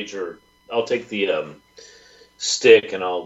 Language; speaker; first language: English; native; English